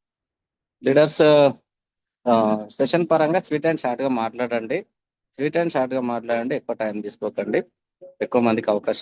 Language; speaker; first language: Telugu; native; Telugu